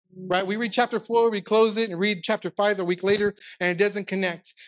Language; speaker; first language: English; native; English